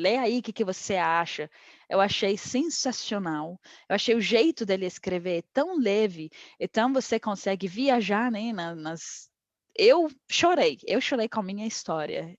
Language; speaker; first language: Portuguese; non-native, fluent; Arabic